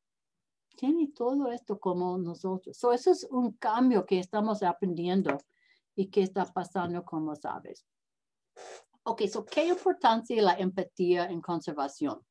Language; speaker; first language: Spanish; non-native, learner; English